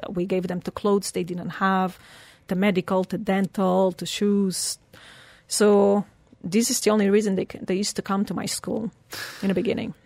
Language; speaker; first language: English; non-native, fluent; Portuguese